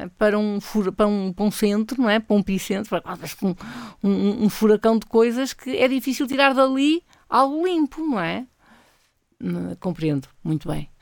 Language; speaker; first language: Portuguese; native; Portuguese